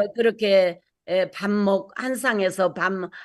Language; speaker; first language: Korean; native; Korean